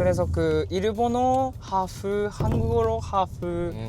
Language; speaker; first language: Korean; non-native, learner; Japanese